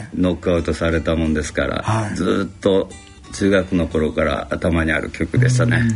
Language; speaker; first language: Japanese; native; Japanese